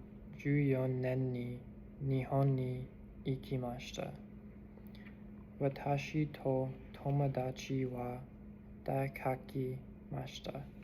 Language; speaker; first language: Japanese; non-native, learner; English